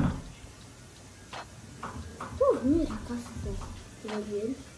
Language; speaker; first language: Spanish; early bilingual, heritage; Spanish